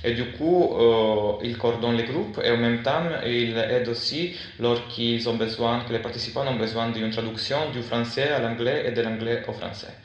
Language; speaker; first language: French; non-native, fluent; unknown